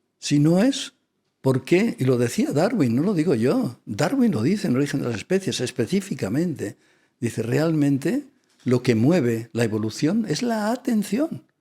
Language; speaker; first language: Spanish; non-native, local second language; Catalan